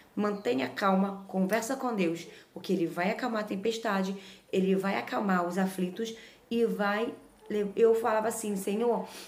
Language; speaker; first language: Portuguese; native; Portuguese